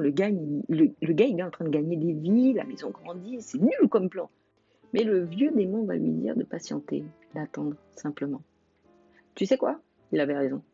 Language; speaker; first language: French; native; French